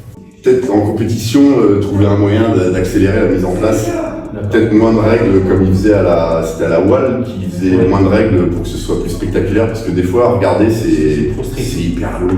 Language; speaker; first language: French; native; French